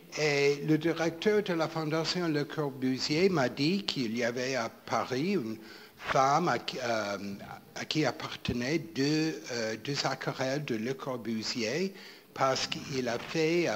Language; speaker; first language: French; non-native, fluent; English